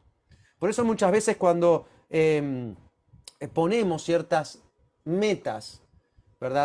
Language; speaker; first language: Spanish; native; Spanish